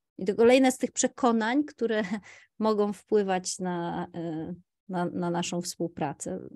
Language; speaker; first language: Polish; native; Polish